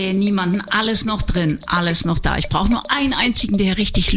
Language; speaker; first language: German; native; German